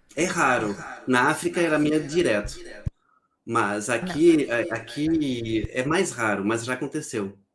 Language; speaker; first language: Portuguese; non-native, fluent; French